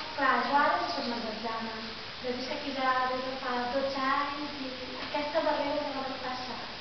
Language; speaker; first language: Catalan; non-native, fluent; Portuguese